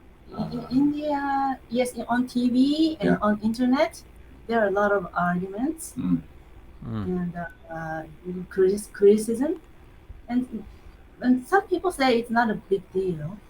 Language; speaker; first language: English; non-native, fluent; Japanese